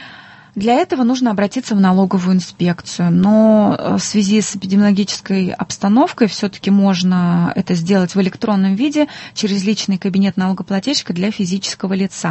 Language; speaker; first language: Russian; native; Russian